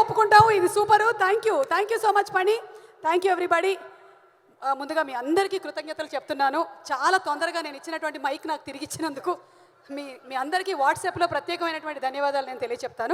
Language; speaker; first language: Telugu; native; Telugu